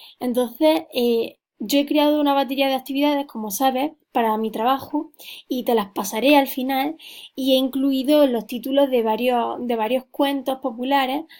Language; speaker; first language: Spanish; native; Spanish